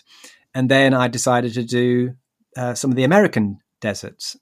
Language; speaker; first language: English; native; English